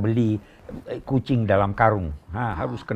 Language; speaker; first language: Indonesian; native; Indonesian